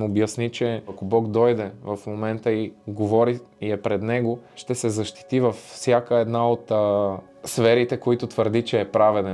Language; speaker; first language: Bulgarian; native; Bulgarian